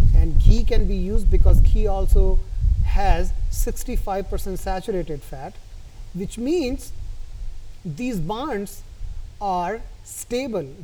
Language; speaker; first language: English; non-native, local second language; Hindi